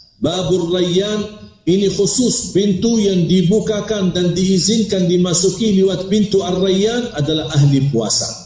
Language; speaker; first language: Malay; non-native, fluent; Arabic